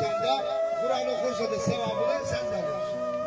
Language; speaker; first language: Turkish; native; Turkish